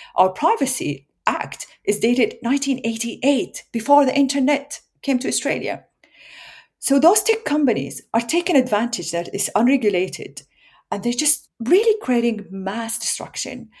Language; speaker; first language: English; non-native, fluent; Arabic